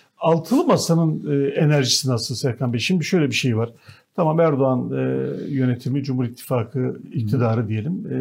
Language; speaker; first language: Turkish; native; Turkish